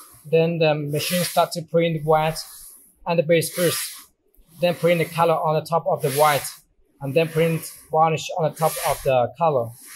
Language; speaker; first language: English; non-native, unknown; Chinese